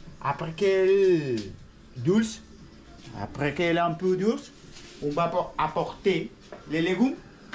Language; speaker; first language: French; non-native, learner; Spanish